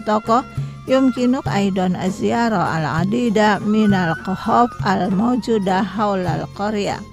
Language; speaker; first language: Arabic; non-native, fluent; Indonesian